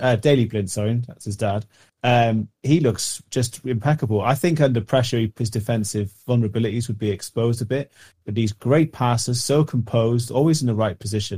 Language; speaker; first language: English; native; English